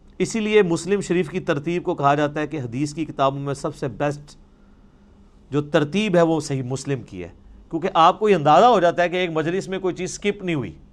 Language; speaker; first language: Urdu; non-native, local second language; Punjabi